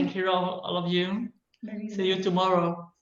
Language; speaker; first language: English; non-native, learner; French